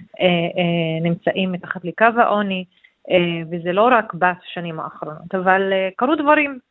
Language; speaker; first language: Hebrew; non-native, local second language; Arabic